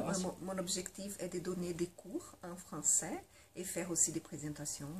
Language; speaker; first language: French; non-native, fluent; Portuguese